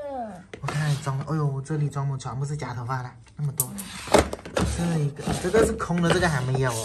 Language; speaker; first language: Chinese; native; Chinese